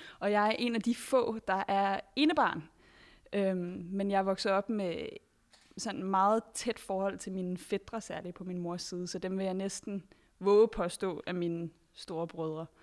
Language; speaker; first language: Danish; native; Danish